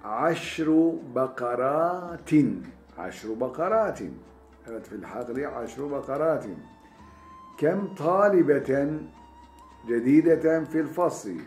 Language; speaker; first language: Arabic; non-native, fluent; Turkish